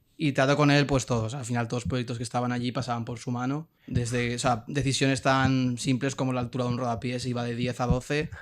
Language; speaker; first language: Spanish; native; Spanish